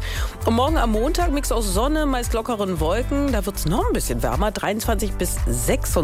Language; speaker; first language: German; native; German